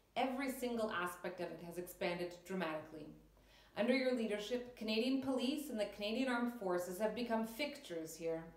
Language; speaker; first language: English; early bilingual, other home language; Ukrainian